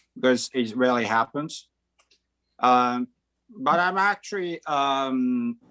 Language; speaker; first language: English; non-native, fluent; Croatian